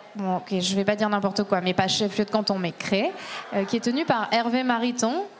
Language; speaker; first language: French; native; French